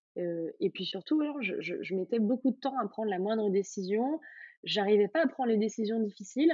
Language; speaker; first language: French; native; French